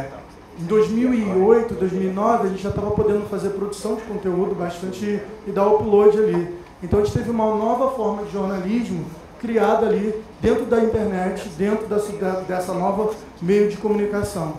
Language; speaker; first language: Portuguese; native; Portuguese